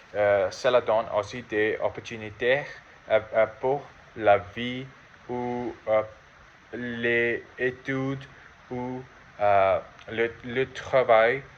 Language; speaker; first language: French; non-native, learner; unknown